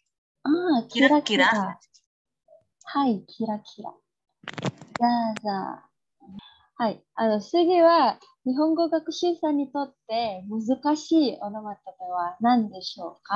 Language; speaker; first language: Japanese; non-native, fluent; Indonesian